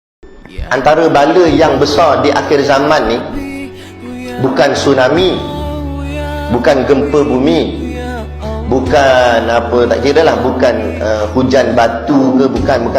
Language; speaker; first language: Malay; native; Malay